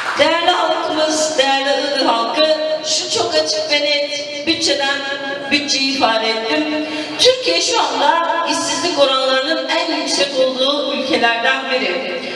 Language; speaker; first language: Turkish; non-native, local second language; Kurdish